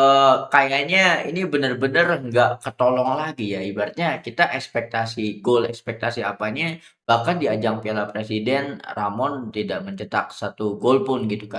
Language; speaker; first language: Indonesian; native; Indonesian